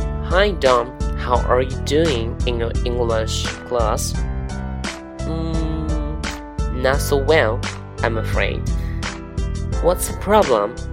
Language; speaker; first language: English; non-native, fluent; Chinese